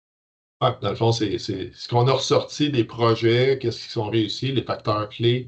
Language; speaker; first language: French; native; French